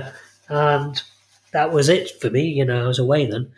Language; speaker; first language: English; native; English